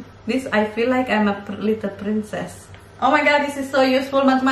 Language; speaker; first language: English; non-native, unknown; Indonesian